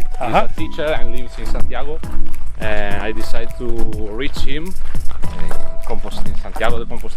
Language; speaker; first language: English; non-native, learner; Italian